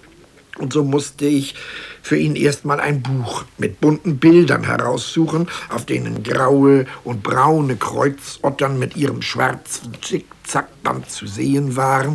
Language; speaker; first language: German; native; German